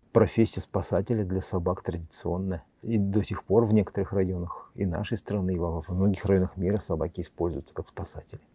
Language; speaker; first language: Russian; native; Russian